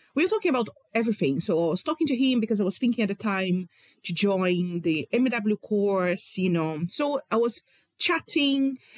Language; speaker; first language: English; non-native, fluent; Portuguese